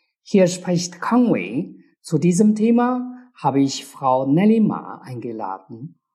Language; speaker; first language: German; non-native, fluent; Chinese